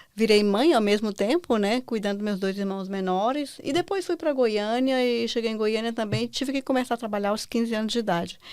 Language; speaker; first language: Portuguese; native; Portuguese